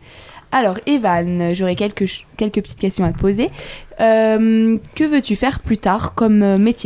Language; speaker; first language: French; native; French